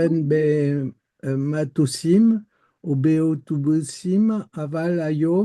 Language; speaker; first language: Hebrew; non-native, learner; French